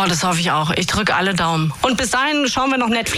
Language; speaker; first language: German; native; German